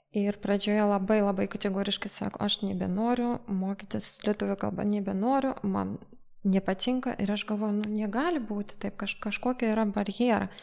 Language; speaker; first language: Lithuanian; non-native, local second language; Russian